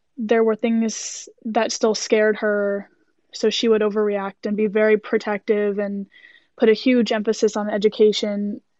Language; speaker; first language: English; native; English